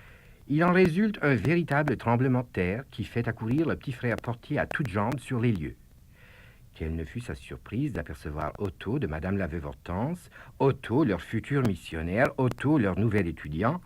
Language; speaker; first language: French; native; French